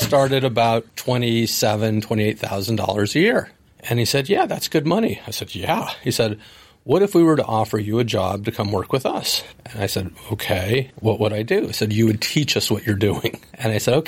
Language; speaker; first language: English; native; English